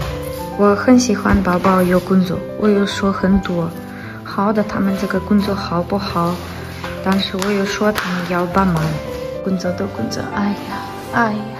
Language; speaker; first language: Chinese; non-native, learner; Ukrainian